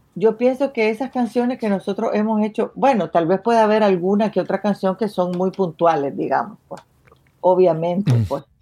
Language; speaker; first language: Spanish; native; Spanish